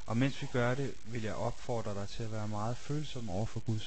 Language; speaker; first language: Danish; native; Danish